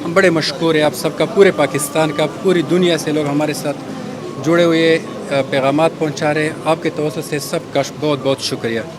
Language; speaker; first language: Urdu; non-native, local second language; Pashto